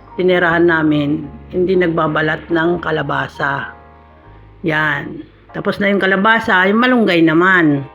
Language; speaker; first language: Filipino; non-native, local second language; Iloko